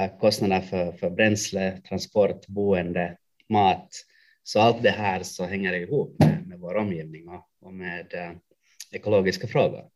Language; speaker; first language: Swedish; non-native, local second language; Finnish